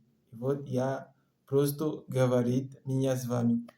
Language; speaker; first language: Russian; non-native, learner; French